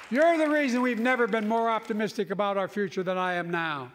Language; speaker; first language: English; native; English